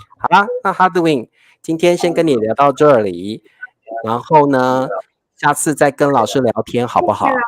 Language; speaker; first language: Chinese; native; Chinese